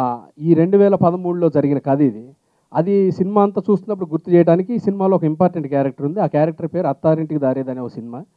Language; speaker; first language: Telugu; native; Telugu